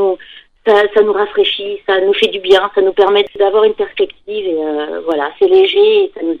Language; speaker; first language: French; native; French